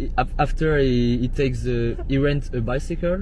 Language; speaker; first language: English; non-native, learner; French